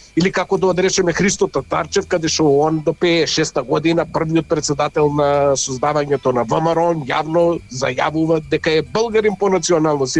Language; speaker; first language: Macedonian; native; Macedonian